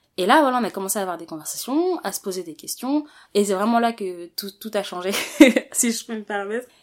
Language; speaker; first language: French; early bilingual, other home language; Wolof